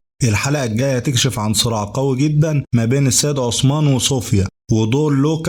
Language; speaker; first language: Arabic; native; Arabic